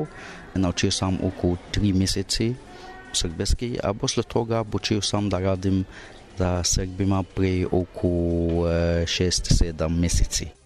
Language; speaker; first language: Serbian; non-native, learner; Arabic